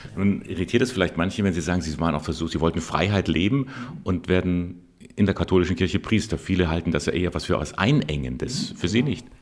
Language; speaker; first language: German; native; German